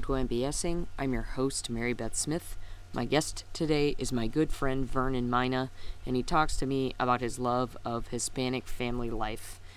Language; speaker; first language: English; native; English